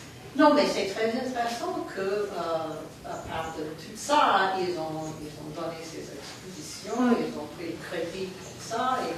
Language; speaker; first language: French; non-native, fluent; English